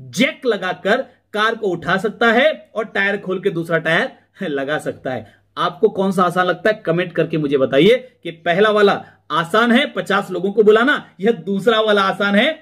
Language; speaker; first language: Hindi; native; Hindi